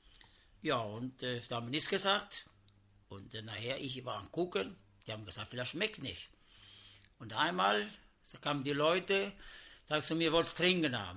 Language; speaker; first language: German; non-native, learner; Italian